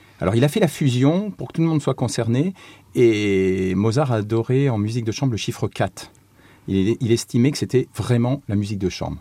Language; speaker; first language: French; native; French